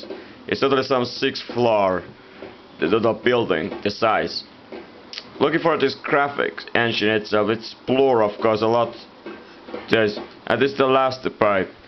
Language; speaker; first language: English; non-native, fluent; Italian